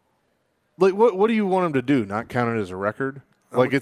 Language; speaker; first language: English; native; English